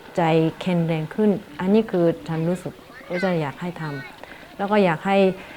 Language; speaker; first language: Thai; non-native, fluent; Japanese